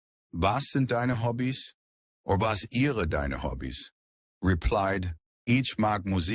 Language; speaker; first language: German; non-native, learner; English